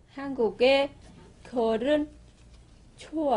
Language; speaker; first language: Korean; non-native, learner; Vietnamese